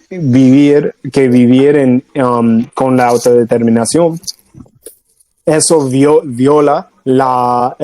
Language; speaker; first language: Spanish; non-native, fluent; English